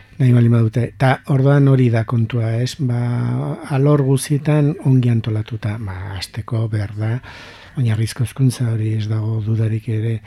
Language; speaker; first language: Basque; native; Basque